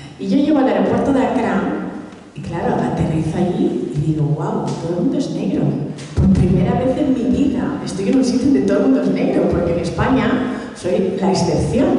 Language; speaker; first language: Spanish; early bilingual, other home language; Catalan